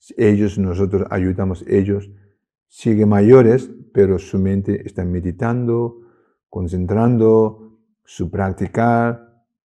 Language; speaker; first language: Spanish; non-native, learner; Tibetan